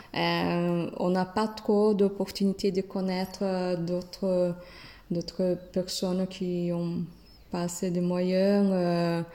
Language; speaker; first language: French; non-native, fluent; Portuguese